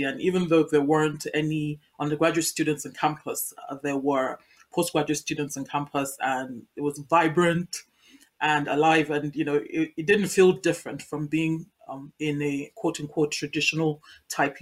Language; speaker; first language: English; non-native, local second language; Yoruba